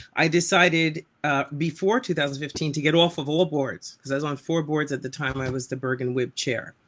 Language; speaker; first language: English; native; English